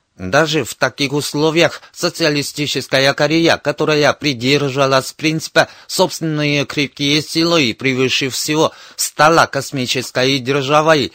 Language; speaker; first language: Russian; non-native, fluent; Korean